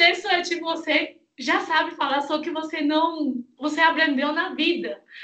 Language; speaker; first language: Portuguese; non-native, fluent; Chinese